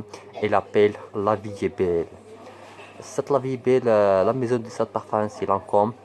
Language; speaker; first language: French; non-native, learner; Arabic